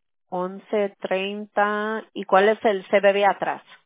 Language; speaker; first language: Spanish; early bilingual, heritage; Spanish